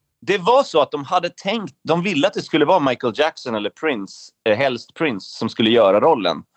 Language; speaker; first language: Swedish; native; Swedish